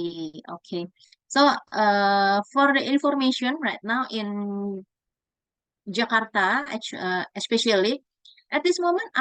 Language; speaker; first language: English; non-native, fluent; Indonesian